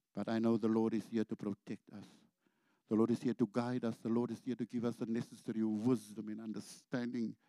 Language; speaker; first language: English; non-native, local second language; Afrikaans